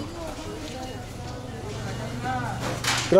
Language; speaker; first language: Spanish; non-native, learner; English